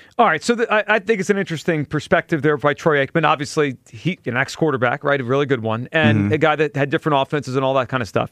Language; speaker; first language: English; native; English